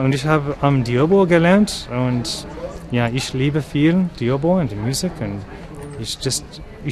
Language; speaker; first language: German; non-native, learner; English